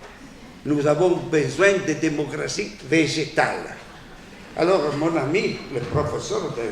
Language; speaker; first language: French; non-native, fluent; Italian